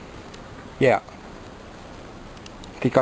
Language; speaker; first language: Bulgarian; non-native, learner; Finnish